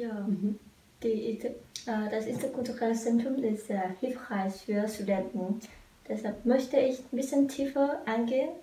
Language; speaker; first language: German; non-native, fluent; Vietnamese